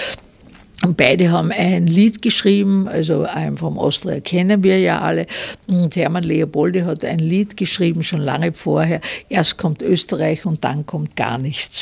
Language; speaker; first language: German; native; German